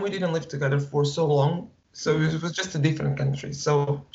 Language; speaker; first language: English; non-native, fluent; Portuguese